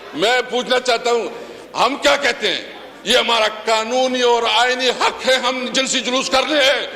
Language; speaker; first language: Urdu; non-native, local second language; Pashto